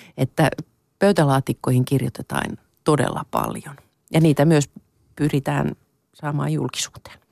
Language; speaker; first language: Finnish; non-native, local second language; Swedish